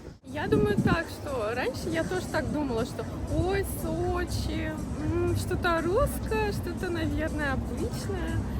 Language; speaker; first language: Russian; native; Russian